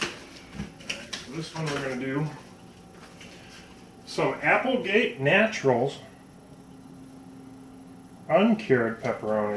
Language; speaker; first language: English; native; English